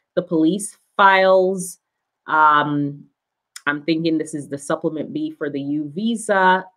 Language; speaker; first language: English; native; English